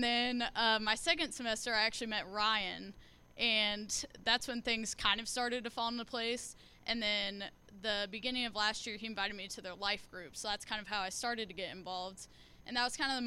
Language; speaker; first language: English; native; English